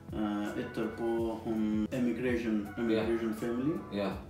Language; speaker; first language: Swedish; non-native, fluent; Persian